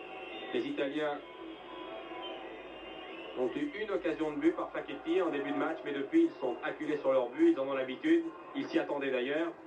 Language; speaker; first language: French; native; French